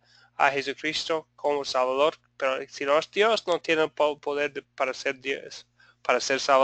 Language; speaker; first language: Spanish; non-native, fluent; English